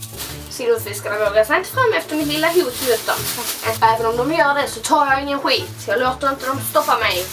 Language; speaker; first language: Swedish; native; Swedish